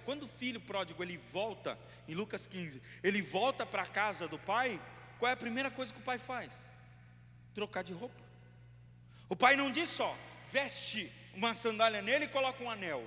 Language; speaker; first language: Portuguese; native; Portuguese